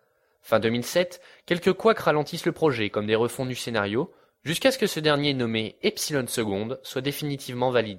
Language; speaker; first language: French; native; French